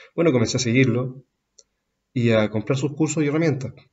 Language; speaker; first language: Spanish; native; Spanish